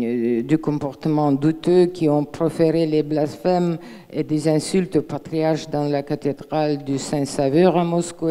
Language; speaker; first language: French; non-native, fluent; Russian